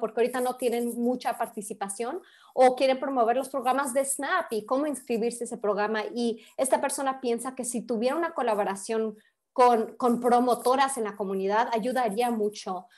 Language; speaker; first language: Spanish; early bilingual, heritage; Spanish